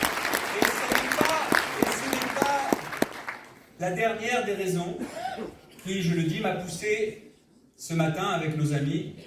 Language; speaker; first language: French; native; French